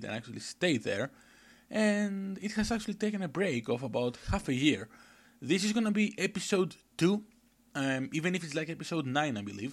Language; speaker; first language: English; non-native, fluent; Greek